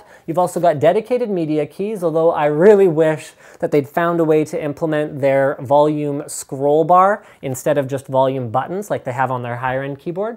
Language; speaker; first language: English; native; English